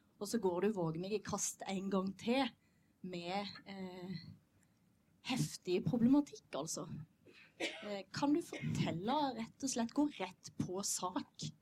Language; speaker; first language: Norwegian; native; Norwegian